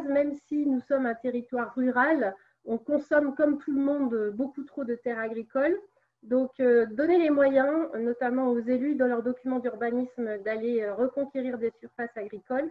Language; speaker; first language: French; native; French